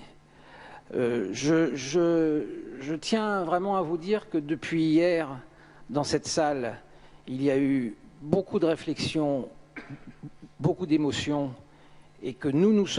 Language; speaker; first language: French; native; French